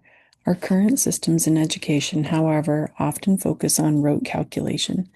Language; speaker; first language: English; native; English